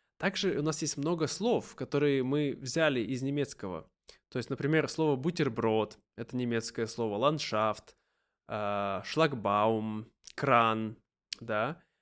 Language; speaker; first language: Russian; native; Russian